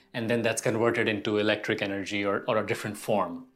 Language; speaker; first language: English; non-native, local second language; Gujarati